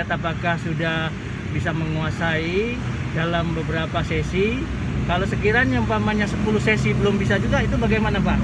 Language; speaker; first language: Indonesian; native; Indonesian